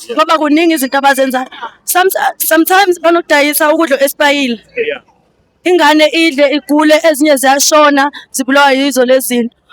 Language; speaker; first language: Zulu; native; Zulu